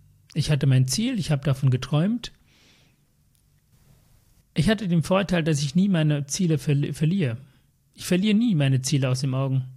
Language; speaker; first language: German; early bilingual, other home language; Tamil